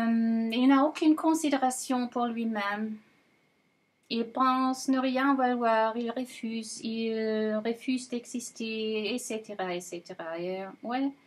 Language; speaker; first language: French; non-native, fluent; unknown